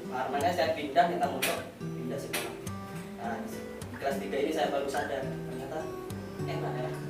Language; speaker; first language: Indonesian; non-native, local second language; Madurese